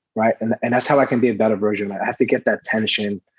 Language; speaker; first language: English; early bilingual, other home language; Persian